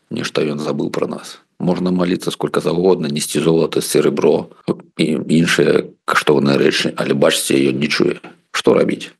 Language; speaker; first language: Belarusian; non-native, local second language; Russian